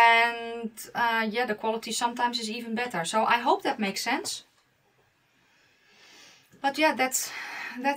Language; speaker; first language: English; non-native, fluent; Dutch